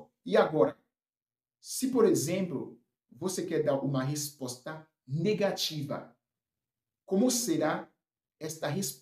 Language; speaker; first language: Portuguese; non-native, fluent; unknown